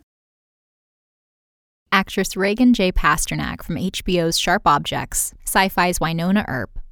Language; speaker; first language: English; native; English